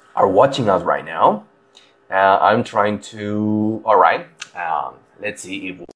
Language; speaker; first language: English; non-native, fluent; Spanish